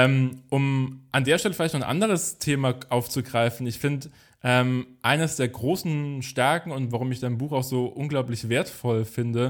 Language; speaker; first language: German; native; German